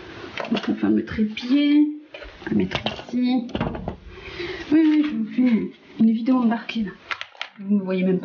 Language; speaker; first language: French; native; French